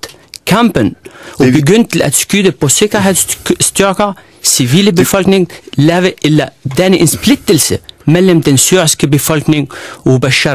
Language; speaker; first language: Danish; non-native, fluent; Arabic